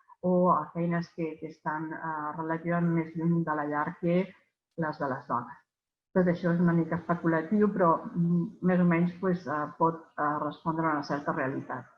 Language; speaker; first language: Catalan; native; Catalan